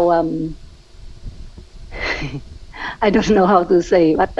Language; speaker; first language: English; non-native, learner; Vietnamese